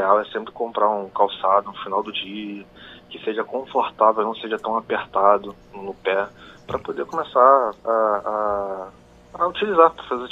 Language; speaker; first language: Portuguese; native; Portuguese